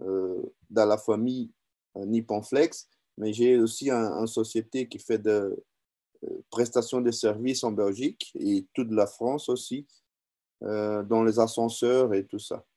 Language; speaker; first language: French; non-native, learner; Portuguese